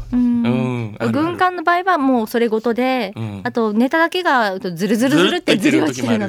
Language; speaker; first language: Japanese; native; Japanese